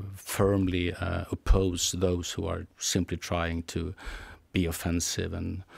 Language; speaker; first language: English; non-native, fluent; Swedish